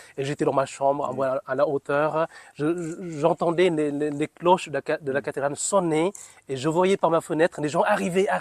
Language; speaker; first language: French; non-native, fluent; Vietnamese